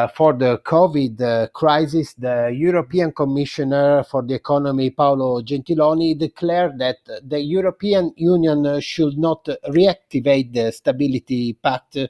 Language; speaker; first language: English; non-native, fluent; Italian